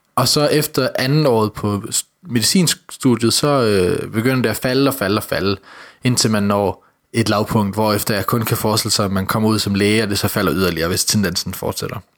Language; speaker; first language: Danish; native; Danish